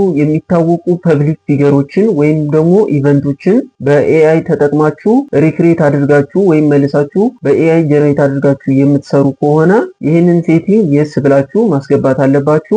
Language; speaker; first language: Amharic; native; Amharic